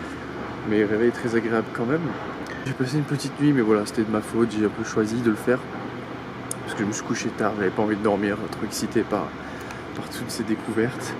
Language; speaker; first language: French; native; French